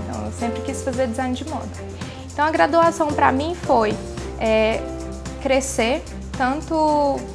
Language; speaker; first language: Portuguese; native; Portuguese